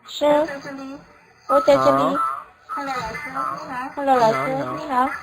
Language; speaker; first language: Chinese; non-native, learner; Indonesian